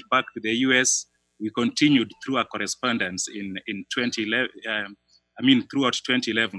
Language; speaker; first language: English; non-native, local second language; Luo (Kenya and Tanzania)